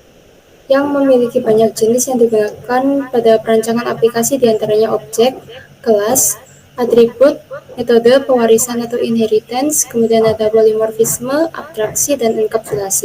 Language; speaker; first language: Indonesian; native; Indonesian